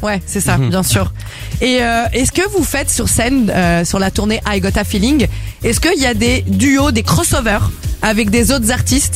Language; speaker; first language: French; native; French